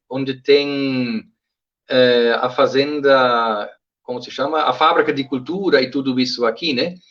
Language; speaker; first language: Portuguese; non-native, fluent; German